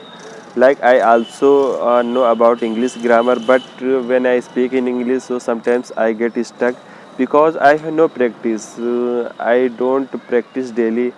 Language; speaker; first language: English; non-native, learner; Hindi